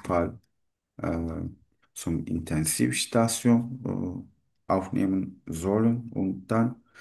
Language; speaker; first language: German; non-native, learner; Turkish